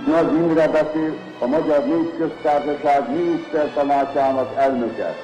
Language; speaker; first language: Hungarian; native; Hungarian